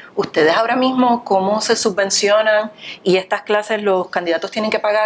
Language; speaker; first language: Spanish; native; Spanish